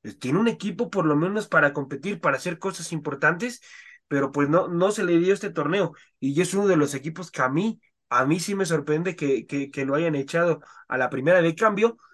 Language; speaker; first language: Spanish; native; Spanish